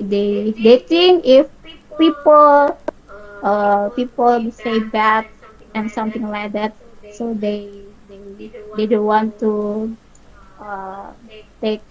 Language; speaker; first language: English; non-native, learner; Indonesian